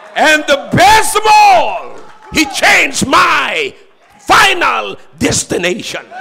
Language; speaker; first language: English; non-native, local second language; Filipino